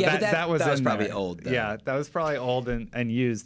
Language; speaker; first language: English; native; English